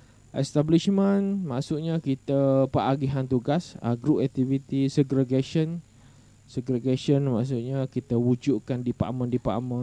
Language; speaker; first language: English; non-native, local second language; Malay